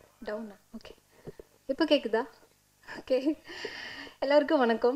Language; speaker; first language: Tamil; non-native, learner; Malayalam